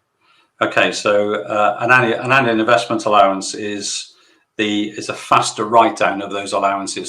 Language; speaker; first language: English; native; English